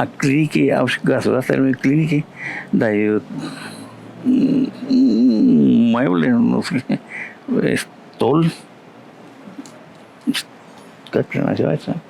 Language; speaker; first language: Russian; non-native, learner; Spanish